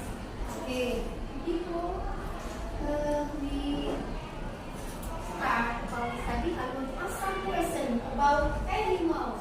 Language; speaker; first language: English; non-native, learner; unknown